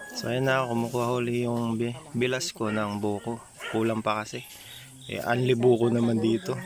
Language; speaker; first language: Filipino; native; Filipino